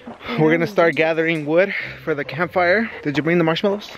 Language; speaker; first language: English; early bilingual, other home language; Spanish